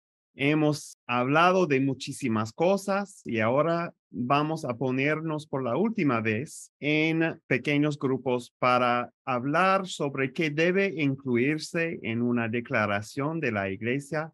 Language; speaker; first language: Spanish; non-native, fluent; French